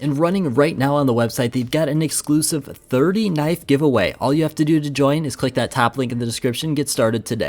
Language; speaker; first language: English; native; English